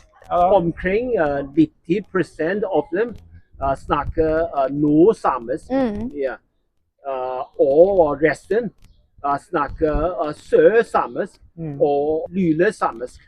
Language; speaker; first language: Norwegian; non-native, learner; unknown